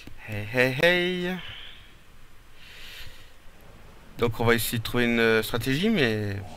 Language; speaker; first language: French; native; French